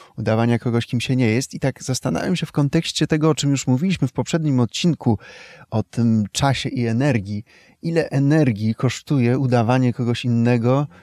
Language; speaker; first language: Polish; native; Polish